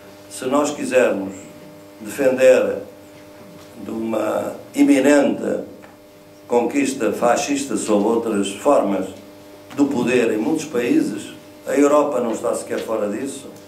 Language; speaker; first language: Portuguese; native; Portuguese